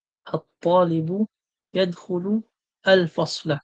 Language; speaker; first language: Arabic; non-native, fluent; Filipino